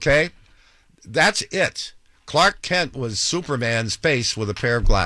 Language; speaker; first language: English; native; English